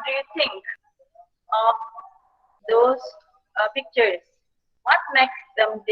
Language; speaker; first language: English; non-native, fluent; Indonesian